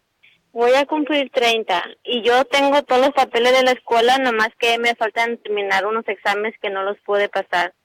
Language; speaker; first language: Spanish; early bilingual, other home language; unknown